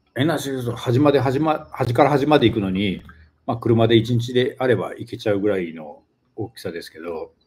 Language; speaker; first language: Japanese; native; Japanese